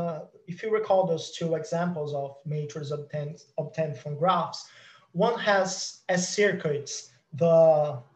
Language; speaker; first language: English; non-native, fluent; Portuguese